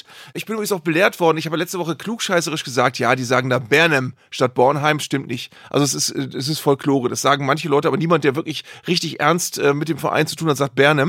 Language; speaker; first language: German; native; German